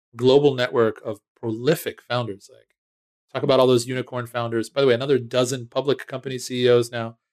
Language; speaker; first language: English; native; English